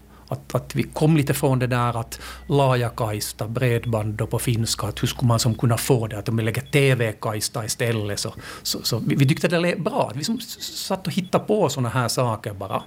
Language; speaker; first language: Swedish; native; Swedish